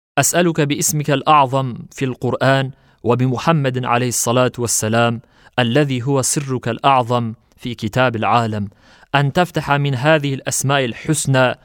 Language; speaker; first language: Arabic; non-native, fluent; Turkish